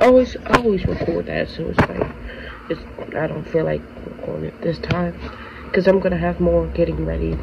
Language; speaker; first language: English; native; English